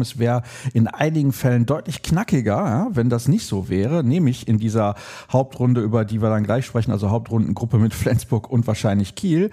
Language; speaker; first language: German; native; German